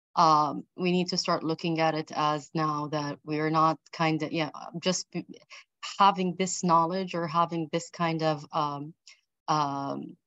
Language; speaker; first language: English; early bilingual, other home language; Arabic